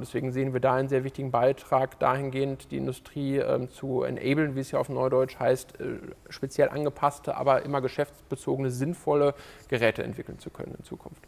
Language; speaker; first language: German; native; German